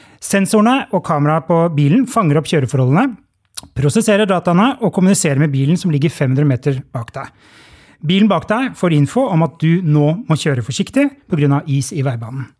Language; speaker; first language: Norwegian; native; Norwegian